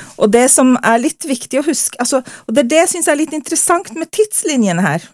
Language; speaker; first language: Norwegian; native; Norwegian